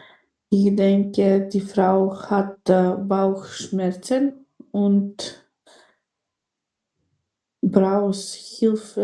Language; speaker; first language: German; non-native, learner; Macedonian